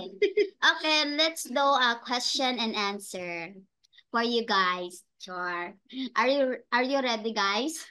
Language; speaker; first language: English; non-native, learner; Cebuano